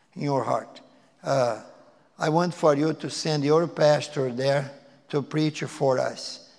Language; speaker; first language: English; non-native, learner; Portuguese